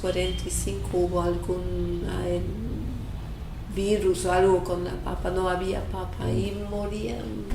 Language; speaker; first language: Spanish; non-native, fluent; English